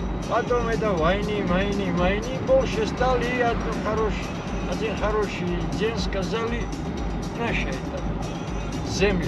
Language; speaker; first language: Russian; non-native, learner; Georgian